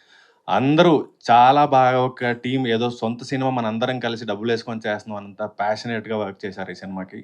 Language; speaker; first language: Telugu; native; Telugu